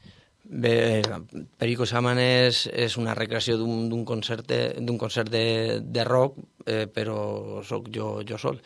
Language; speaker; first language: Catalan; non-native, learner; Spanish